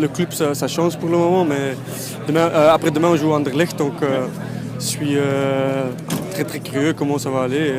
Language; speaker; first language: French; non-native, local second language; Dutch